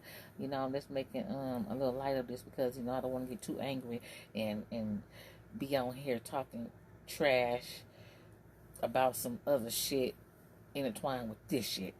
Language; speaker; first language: English; native; English